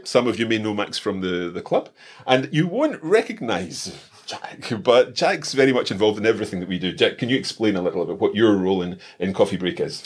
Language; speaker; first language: English; native; English